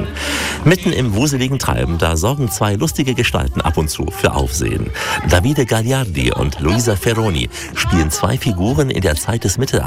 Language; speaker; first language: German; native; German